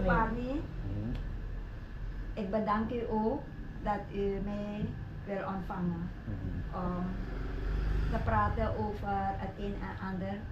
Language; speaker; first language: Dutch; non-native, local second language; Javanese